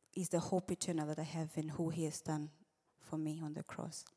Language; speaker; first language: English; non-native, local second language; Swati